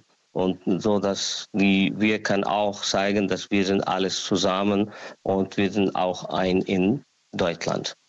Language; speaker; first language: German; non-native, learner; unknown